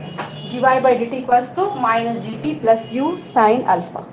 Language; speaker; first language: English; non-native, local second language; Hindi